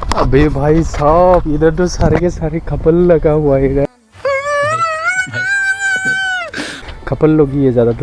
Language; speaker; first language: Hindi; non-native, local second language; Bodo